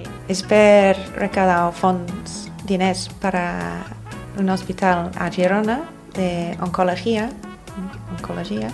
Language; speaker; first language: Catalan; non-native, fluent; English